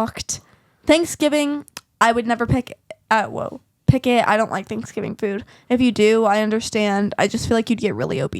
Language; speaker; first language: English; native; English